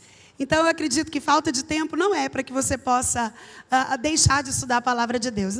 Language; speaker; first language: Portuguese; native; Portuguese